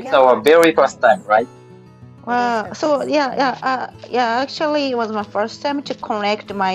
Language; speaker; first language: English; non-native, fluent; Japanese